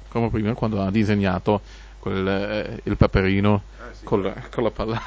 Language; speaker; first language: Italian; non-native, fluent; German